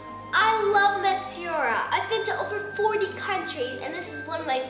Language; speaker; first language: English; native; English